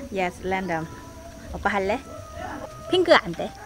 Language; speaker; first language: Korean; non-native, learner; Vietnamese